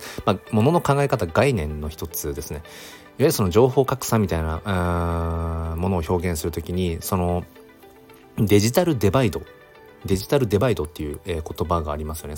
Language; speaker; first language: Japanese; native; Japanese